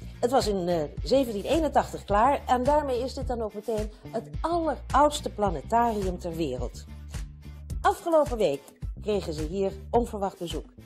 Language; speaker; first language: Dutch; native; Dutch